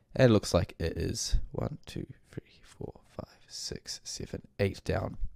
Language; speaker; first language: English; native; English